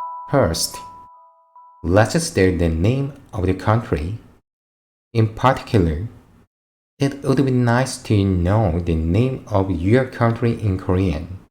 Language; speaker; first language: English; non-native, fluent; Korean